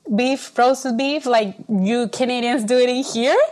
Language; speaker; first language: English; non-native, fluent; Spanish